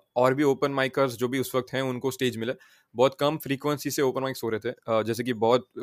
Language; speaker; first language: Hindi; non-native, local second language; Gujarati